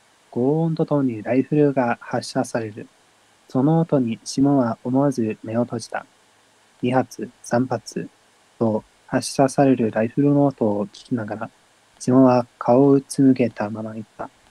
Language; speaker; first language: Japanese; non-native, learner; English